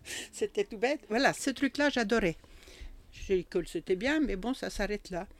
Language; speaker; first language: French; native; French